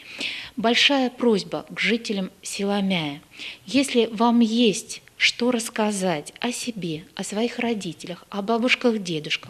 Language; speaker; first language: Russian; native; Russian